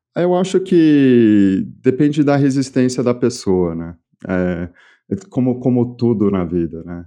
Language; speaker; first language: Portuguese; native; Portuguese